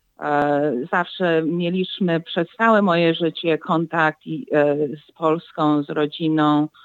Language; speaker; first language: Polish; early bilingual, heritage; Polish